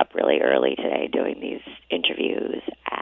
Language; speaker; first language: English; native; English